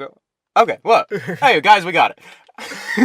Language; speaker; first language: English; native; English